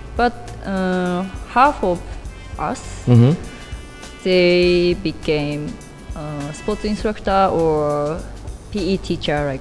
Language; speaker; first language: English; non-native, learner; Japanese